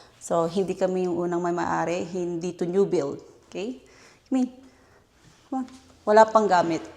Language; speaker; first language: Filipino; native; Filipino